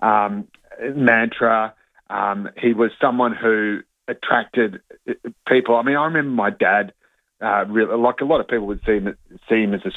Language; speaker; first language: English; native; English